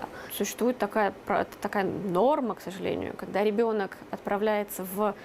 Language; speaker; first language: Russian; native; Russian